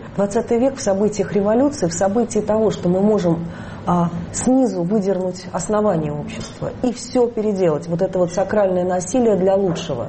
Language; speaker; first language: Russian; native; Russian